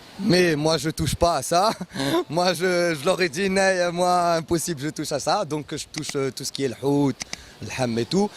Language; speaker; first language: French; early bilingual, other home language; Arabic